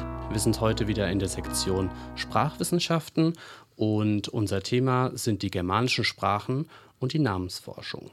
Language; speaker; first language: German; native; German